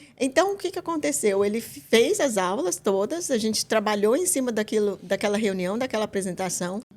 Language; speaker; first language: Portuguese; native; Portuguese